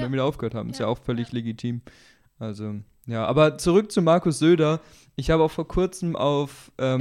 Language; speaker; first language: German; native; German